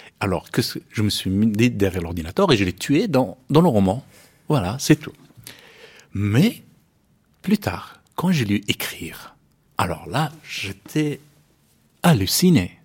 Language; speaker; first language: French; non-native, fluent; Persian